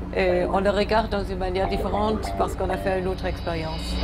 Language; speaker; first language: French; non-native, fluent; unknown